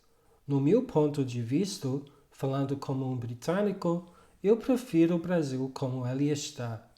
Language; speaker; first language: Portuguese; non-native, fluent; English